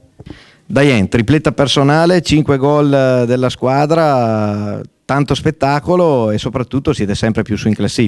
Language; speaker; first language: Italian; native; Italian